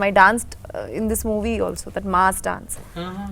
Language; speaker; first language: Telugu; non-native, learner; Bangla